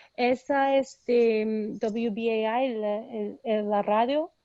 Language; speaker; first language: Spanish; early bilingual, heritage; Spanish